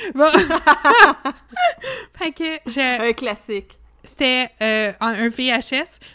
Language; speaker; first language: French; native; French